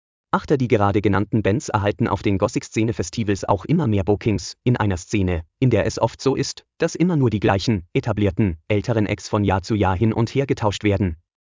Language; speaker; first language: German; native; German